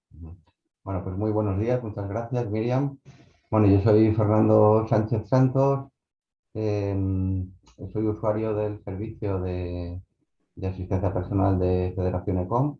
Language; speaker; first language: Spanish; native; Spanish